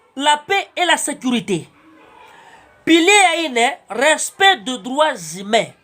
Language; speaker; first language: French; non-native, local second language; Swahili